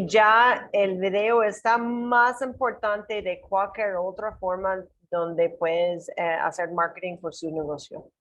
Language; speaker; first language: Spanish; non-native, learner; English